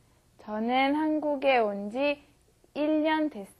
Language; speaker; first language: Korean; non-native, learner; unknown